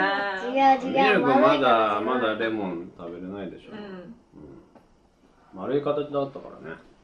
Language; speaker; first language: Japanese; native; Japanese